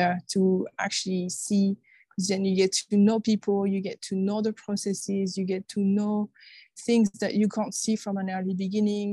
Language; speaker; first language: English; non-native, fluent; French